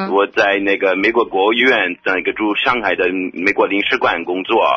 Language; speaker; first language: Chinese; non-native, fluent; English